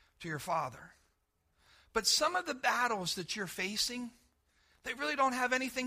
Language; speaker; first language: English; native; English